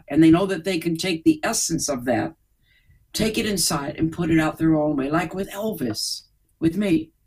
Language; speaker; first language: English; native; English